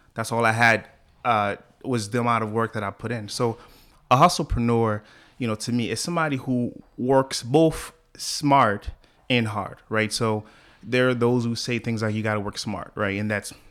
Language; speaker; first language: English; early bilingual, other home language; Haitian Creole